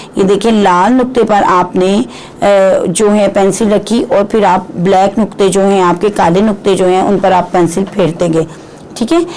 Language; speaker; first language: Urdu; non-native, local second language; Punjabi